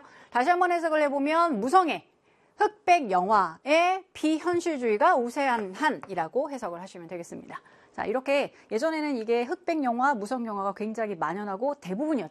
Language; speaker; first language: Korean; native; Korean